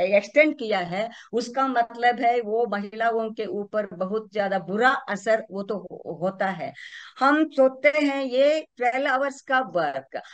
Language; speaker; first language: Hindi; non-native, local second language; Kannada